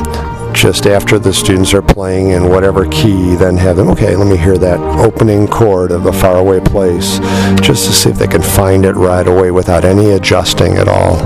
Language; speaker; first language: English; native; English